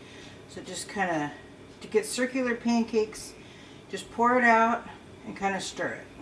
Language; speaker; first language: English; native; English